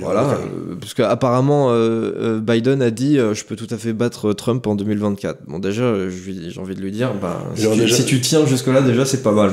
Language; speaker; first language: French; native; French